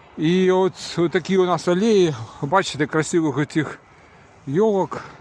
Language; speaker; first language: Ukrainian; non-native, local second language; Russian